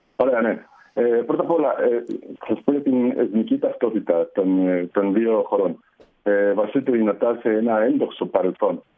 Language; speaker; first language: Greek; non-native, fluent; Spanish